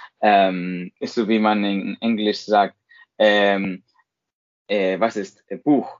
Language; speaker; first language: German; non-native, fluent; Spanish